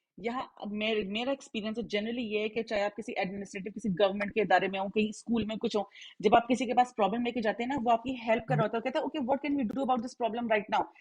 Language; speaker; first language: Urdu; native; Urdu